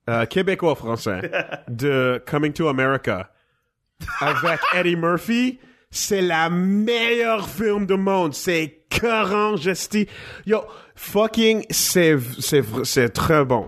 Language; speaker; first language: French; non-native, fluent; English